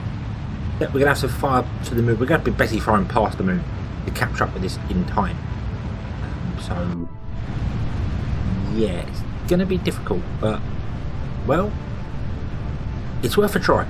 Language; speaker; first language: English; native; English